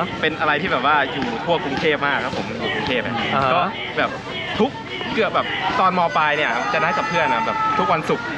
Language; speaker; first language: Thai; native; Thai